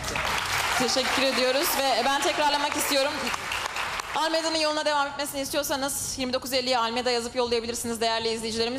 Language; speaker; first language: Turkish; native; Turkish